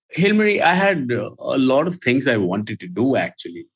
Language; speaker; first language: English; non-native, local second language; Hindi